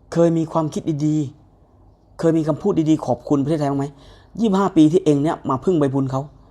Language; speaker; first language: Thai; native; Thai